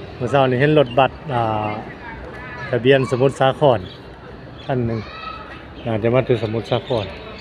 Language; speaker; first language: Thai; native; Thai